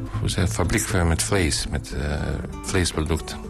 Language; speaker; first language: Dutch; non-native, learner; Bosnian